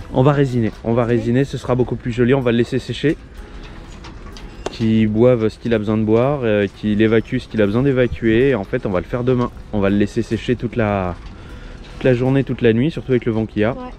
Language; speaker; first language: French; native; French